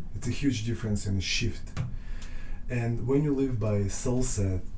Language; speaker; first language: English; non-native, fluent; Russian